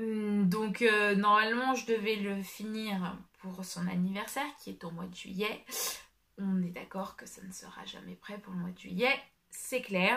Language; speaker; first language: French; native; French